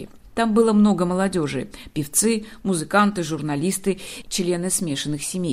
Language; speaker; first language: Russian; native; Russian